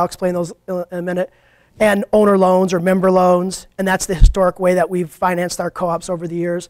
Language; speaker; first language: English; native; English